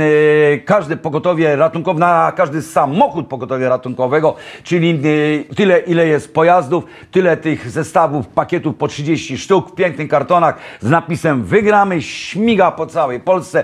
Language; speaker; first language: Polish; native; Polish